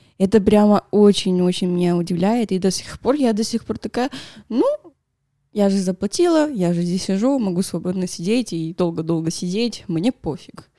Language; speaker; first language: Russian; non-native, fluent; Spanish